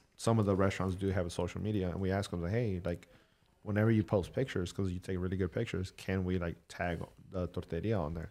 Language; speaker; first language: English; early bilingual, other home language; Spanish